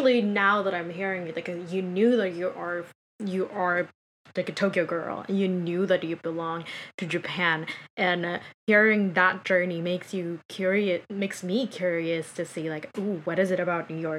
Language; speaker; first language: English; non-native, fluent; Japanese